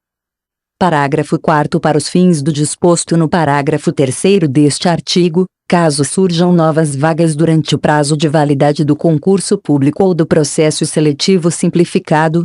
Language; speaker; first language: Portuguese; native; Portuguese